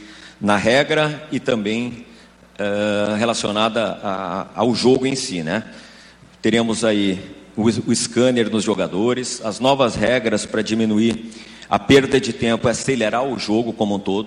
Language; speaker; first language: Portuguese; native; Portuguese